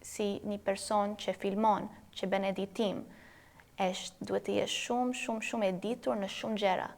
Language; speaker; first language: Albanian; early bilingual, heritage; Albanian